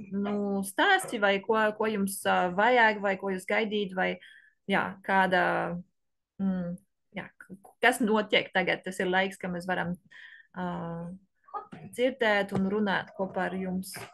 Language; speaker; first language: Latvian; non-native, learner; French